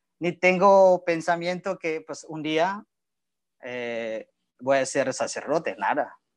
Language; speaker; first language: Spanish; non-native, learner; Indonesian